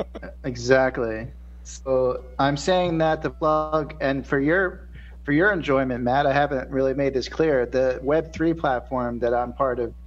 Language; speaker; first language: English; native; English